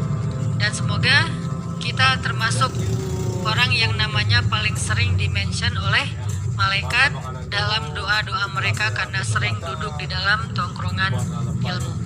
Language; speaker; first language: Indonesian; native; Indonesian